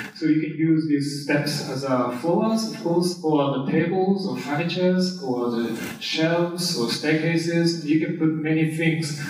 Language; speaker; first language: English; non-native, fluent; Japanese